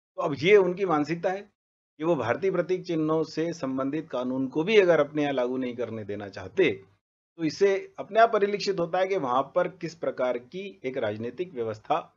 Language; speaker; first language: Hindi; native; Hindi